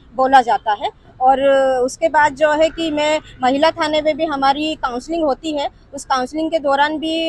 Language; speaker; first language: Hindi; non-native, local second language; Odia